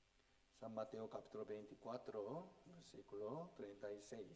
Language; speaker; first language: Spanish; non-native, fluent; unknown